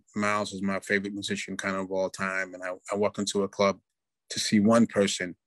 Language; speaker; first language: English; native; English